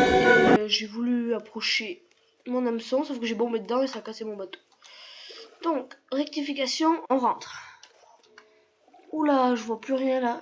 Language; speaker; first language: French; native; French